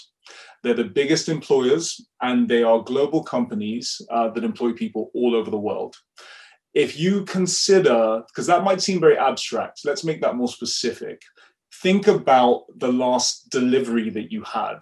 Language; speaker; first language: English; non-native, local second language; Yoruba